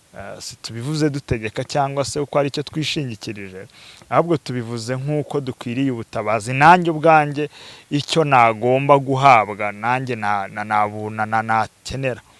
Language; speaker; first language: Kinyarwanda; native; Kinyarwanda